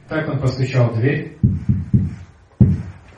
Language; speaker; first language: Russian; native; Russian